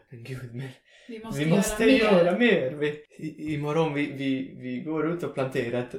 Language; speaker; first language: Swedish; non-native, learner; Italian